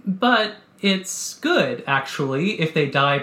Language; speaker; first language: English; native; English